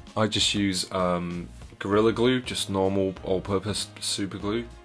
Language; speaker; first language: English; native; English